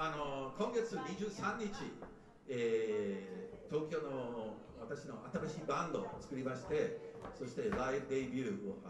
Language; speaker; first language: Japanese; non-native, fluent; English